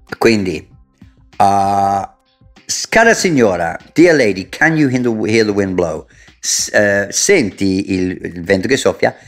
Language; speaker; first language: Italian; non-native, fluent; English